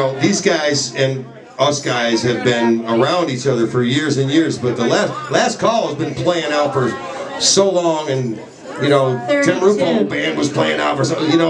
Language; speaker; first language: English; native; English